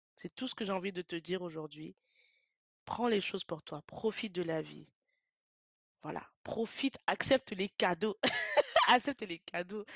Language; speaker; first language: French; native; French